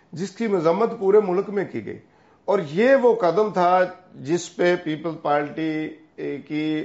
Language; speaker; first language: Urdu; non-native, local second language; Punjabi